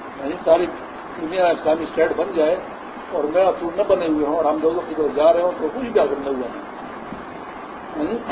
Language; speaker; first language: Urdu; non-native, local second language; Pashto